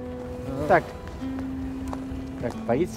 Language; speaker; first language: Russian; non-native, learner; Dutch